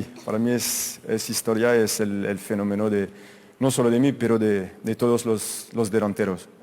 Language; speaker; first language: Spanish; non-native, fluent; French